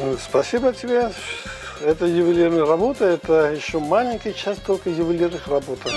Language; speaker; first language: Russian; non-native, local second language; Armenian